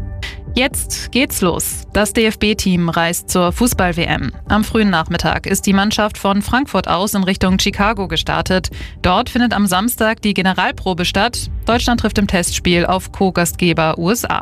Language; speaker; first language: German; native; German